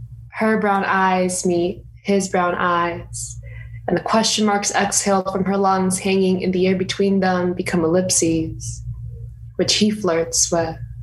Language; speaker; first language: English; native; English